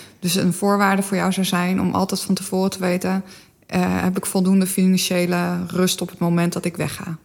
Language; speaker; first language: Dutch; native; Dutch